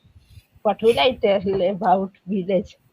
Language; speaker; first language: English; non-native, learner; Odia